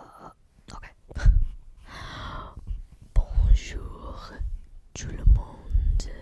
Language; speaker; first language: French; non-native, learner; English